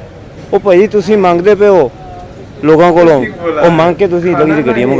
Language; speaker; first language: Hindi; non-native, local second language; Punjabi